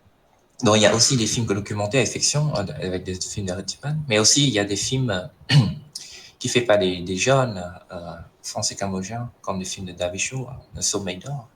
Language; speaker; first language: French; non-native, fluent; Khmer